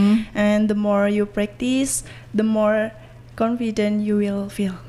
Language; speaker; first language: English; non-native, learner; Indonesian